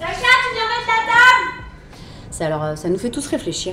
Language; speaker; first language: French; native; French